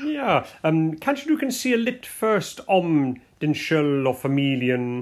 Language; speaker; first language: Norwegian; non-native, fluent; English